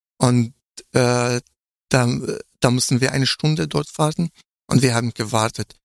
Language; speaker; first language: German; non-native, fluent; Arabic